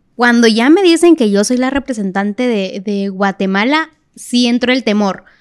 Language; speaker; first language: Spanish; native; Spanish